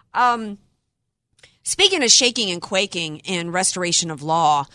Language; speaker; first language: English; native; English